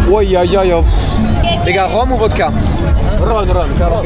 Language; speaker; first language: Spanish; non-native, learner; French